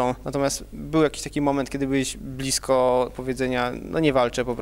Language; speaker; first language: Polish; native; Polish